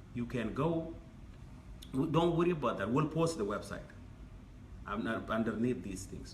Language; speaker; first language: English; non-native, fluent; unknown